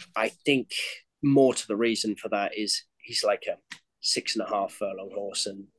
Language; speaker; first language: English; native; English